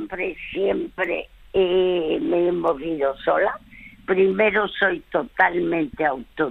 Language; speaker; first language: Spanish; early bilingual, other home language; French